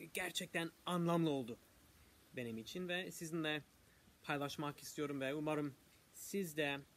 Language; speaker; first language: Turkish; non-native, fluent; English